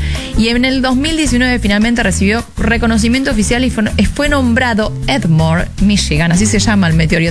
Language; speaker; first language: Spanish; native; Spanish